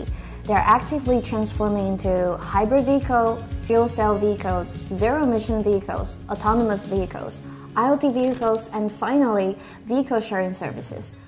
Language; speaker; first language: English; non-native, fluent; Chinese